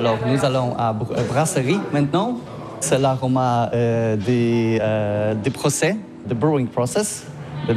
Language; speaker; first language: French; non-native, learner; Polish